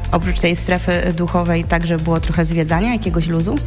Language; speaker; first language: Polish; native; Polish